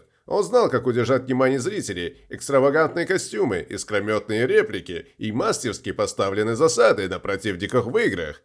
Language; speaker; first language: Russian; native; Russian